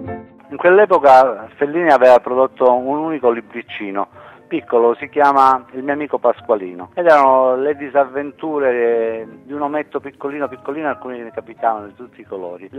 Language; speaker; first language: Italian; native; Italian